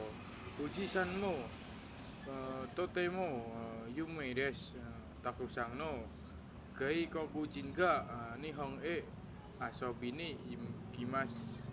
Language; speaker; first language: Japanese; non-native, learner; Indonesian